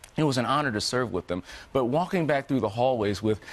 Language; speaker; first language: English; native; English